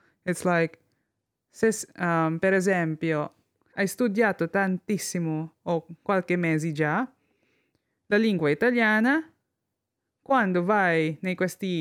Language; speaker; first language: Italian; non-native, learner; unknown